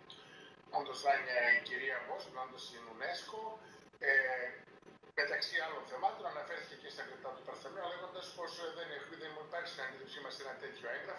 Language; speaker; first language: Greek; native; Greek